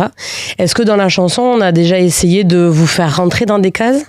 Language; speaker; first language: French; native; French